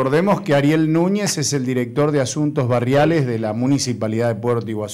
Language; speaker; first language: Spanish; native; Spanish